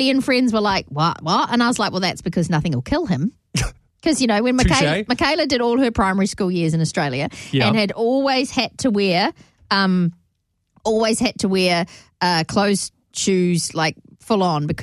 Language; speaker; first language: English; native; English